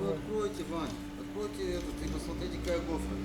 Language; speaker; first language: Russian; native; Russian